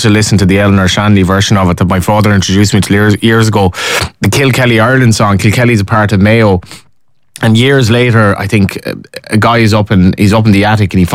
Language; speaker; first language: English; native; English